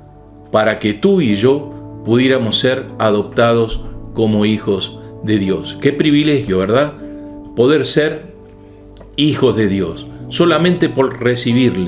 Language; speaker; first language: Spanish; native; Spanish